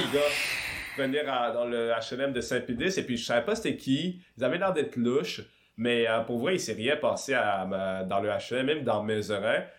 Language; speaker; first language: French; early bilingual, other home language; Swahili